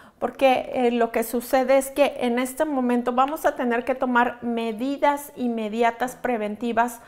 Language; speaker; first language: Spanish; native; Spanish